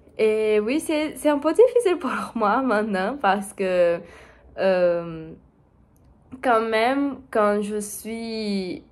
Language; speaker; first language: French; non-native, learner; Portuguese